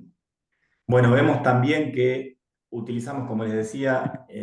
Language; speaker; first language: Spanish; native; Spanish